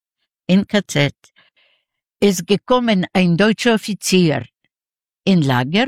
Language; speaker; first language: German; non-native, learner; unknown